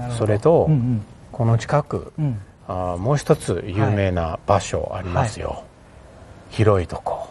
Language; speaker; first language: Japanese; non-native, fluent; English